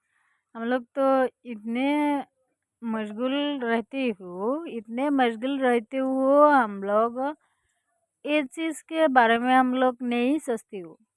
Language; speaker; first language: Hindi; non-native, fluent; Bangla